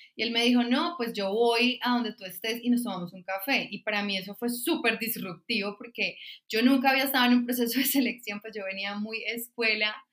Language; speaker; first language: Spanish; native; Spanish